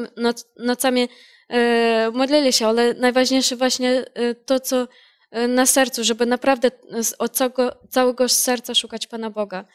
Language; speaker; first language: Polish; non-native, learner; Ukrainian